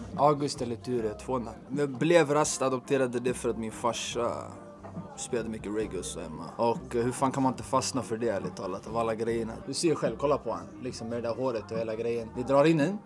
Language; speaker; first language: Swedish; native; Swedish